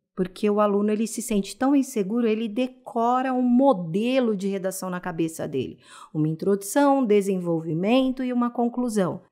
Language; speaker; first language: Portuguese; native; Portuguese